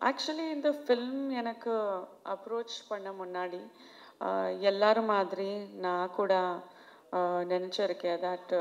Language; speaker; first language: Tamil; non-native, fluent; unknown